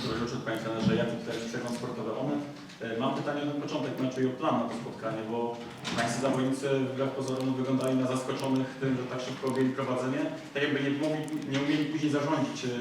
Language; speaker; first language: Polish; native; Polish